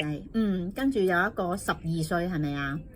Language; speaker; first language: Cantonese; native; Cantonese